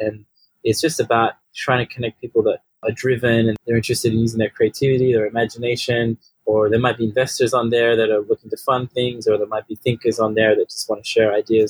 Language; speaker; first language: English; native; English